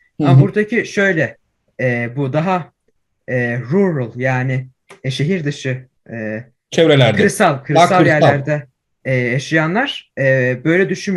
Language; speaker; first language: Turkish; early bilingual, heritage; Turkish